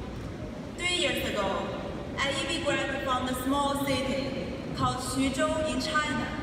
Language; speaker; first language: English; non-native, fluent; Chinese